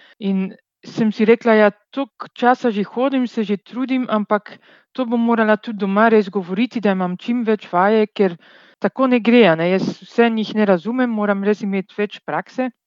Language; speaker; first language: Slovenian; non-native, fluent; Dutch